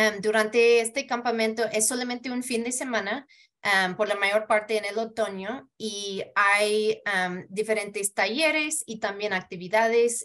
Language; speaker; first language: Spanish; early bilingual, heritage; Spanish